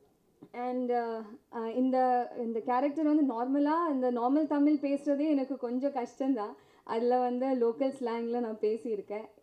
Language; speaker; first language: Tamil; non-native, fluent; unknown